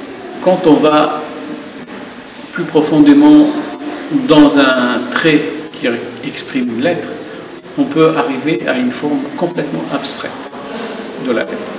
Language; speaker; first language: French; non-native, local second language; Arabic